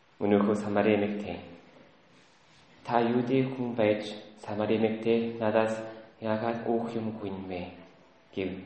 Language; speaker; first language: Mongolian; native; Mongolian